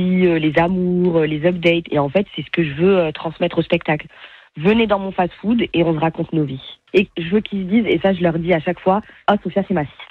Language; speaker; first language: French; native; French